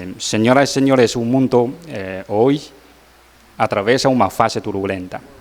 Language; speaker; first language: Portuguese; non-native, learner; Chinese